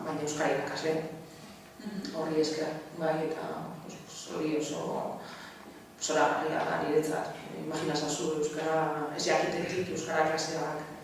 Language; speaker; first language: Basque; non-native, local second language; Spanish